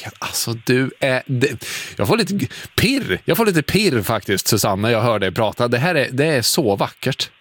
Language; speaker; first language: Swedish; native; Swedish